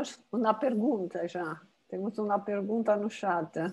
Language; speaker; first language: Portuguese; non-native, fluent; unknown